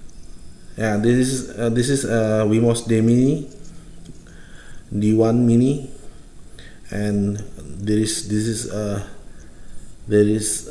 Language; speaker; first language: English; non-native, fluent; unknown